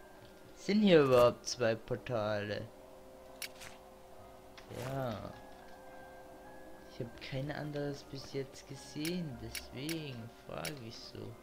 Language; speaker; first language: German; native; German